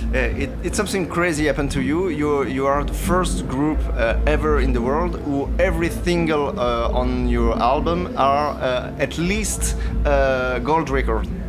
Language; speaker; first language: English; non-native, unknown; French